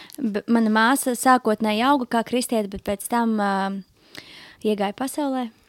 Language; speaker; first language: Latvian; native; Latvian